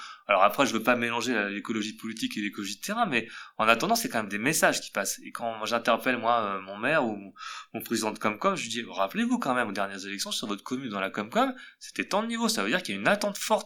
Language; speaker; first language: French; native; French